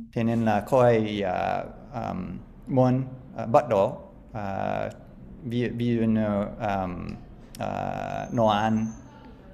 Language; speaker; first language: Vietnamese; non-native, learner; English